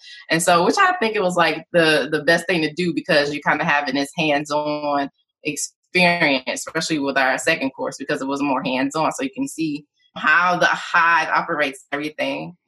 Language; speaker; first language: English; native; English